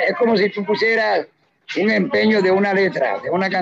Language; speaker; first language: Spanish; native; Spanish